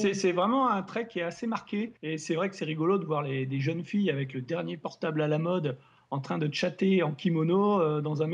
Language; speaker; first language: French; native; French